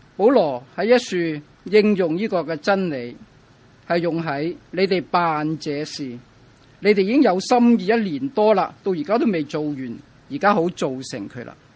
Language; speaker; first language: Chinese; non-native, local second language; Cantonese